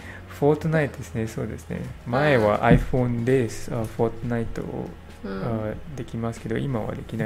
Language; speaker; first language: Japanese; non-native, learner; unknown